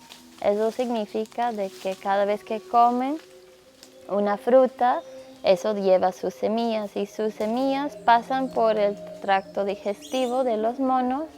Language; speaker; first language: Spanish; non-native, fluent; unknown